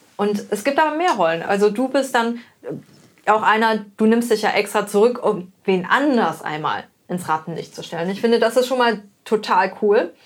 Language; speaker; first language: German; native; German